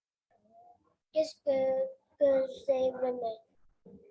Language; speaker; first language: French; non-native, learner; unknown